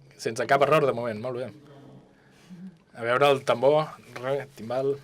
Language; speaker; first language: Catalan; non-native, fluent; English